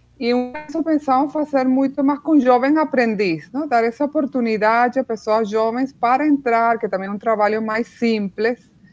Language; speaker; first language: Portuguese; non-native, fluent; Spanish